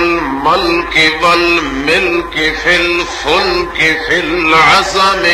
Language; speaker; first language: Arabic; non-native, fluent; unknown